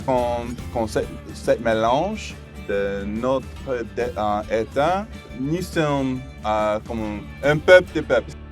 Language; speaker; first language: French; non-native, local second language; English